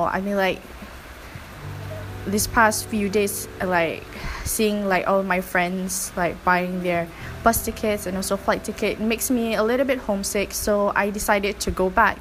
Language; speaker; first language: English; non-native, local second language; Malay